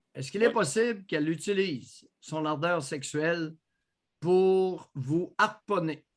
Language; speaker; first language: French; native; French